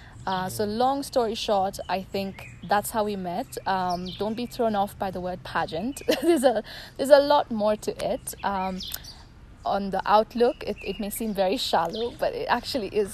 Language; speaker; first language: English; non-native, local second language; Tamil